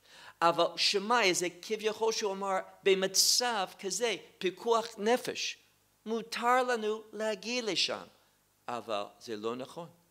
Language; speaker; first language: Hebrew; non-native, fluent; English